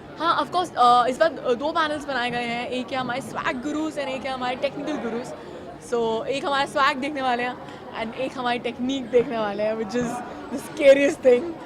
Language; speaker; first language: Hindi; native; Hindi